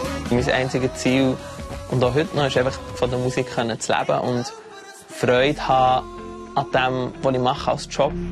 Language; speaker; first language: German; native; German